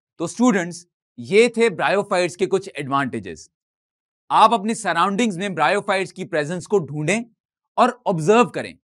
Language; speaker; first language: Urdu; native; Urdu